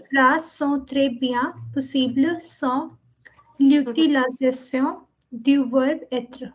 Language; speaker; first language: French; non-native, learner; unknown